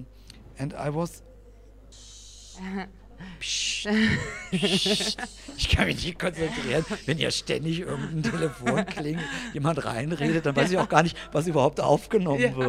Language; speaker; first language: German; native; German